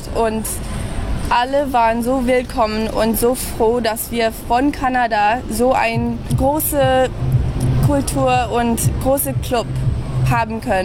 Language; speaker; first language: German; early bilingual, heritage; English